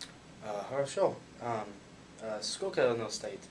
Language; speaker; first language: Russian; non-native, learner; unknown